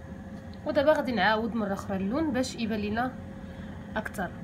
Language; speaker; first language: Arabic; native; Arabic